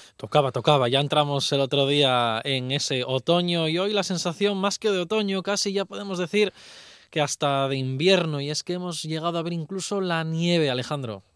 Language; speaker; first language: Spanish; native; Spanish